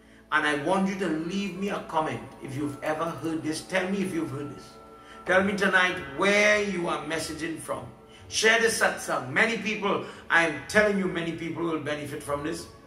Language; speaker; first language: English; native; English